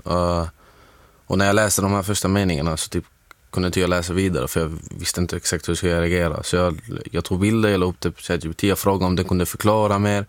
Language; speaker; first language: Swedish; non-native, fluent; Arabic